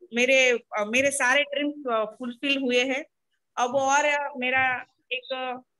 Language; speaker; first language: Hindi; non-native, local second language; Gujarati